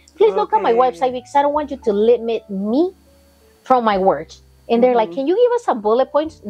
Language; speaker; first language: English; non-native, fluent; Spanish